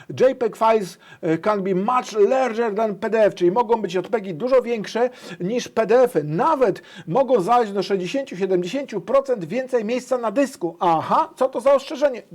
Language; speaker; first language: Polish; native; Polish